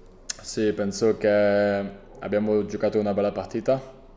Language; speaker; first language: Italian; non-native, fluent; French